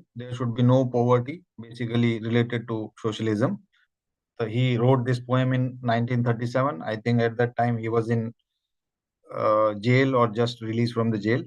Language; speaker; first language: English; non-native, local second language; Hindi